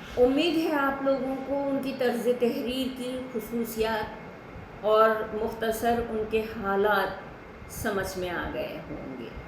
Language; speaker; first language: Urdu; native; Urdu